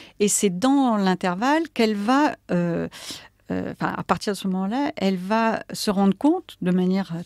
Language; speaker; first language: French; native; French